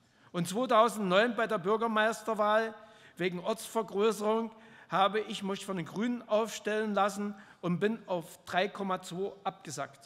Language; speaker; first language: German; native; German